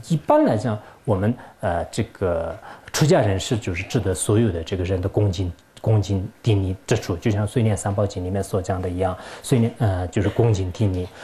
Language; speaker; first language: Chinese; non-native, local second language; Tibetan